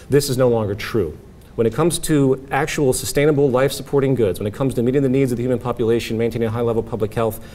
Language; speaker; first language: English; native; English